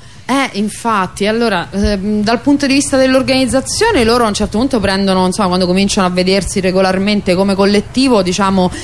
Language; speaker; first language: Italian; native; Italian